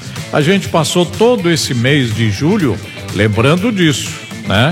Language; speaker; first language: Portuguese; native; Portuguese